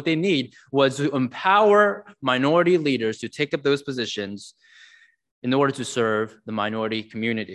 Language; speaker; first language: English; native; English